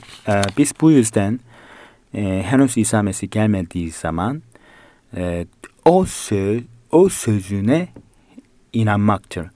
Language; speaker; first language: Turkish; non-native, fluent; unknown